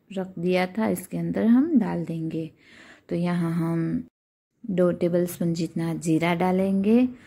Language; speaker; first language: Hindi; non-native, local second language; Gujarati